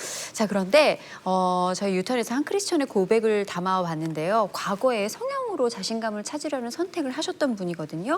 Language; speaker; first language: Korean; native; Korean